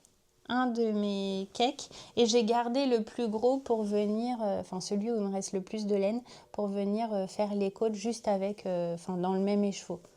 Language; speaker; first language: French; native; French